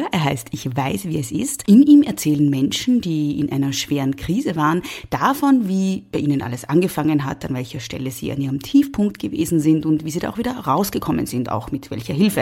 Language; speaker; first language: German; native; German